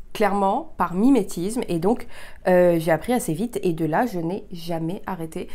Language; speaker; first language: French; early bilingual, heritage; French